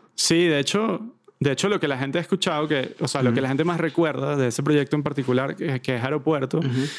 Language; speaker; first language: Spanish; native; Spanish